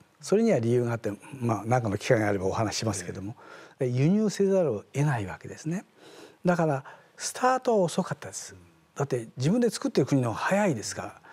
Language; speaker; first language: Japanese; native; Japanese